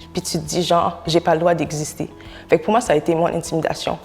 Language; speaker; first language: French; non-native, local second language; Haitian Creole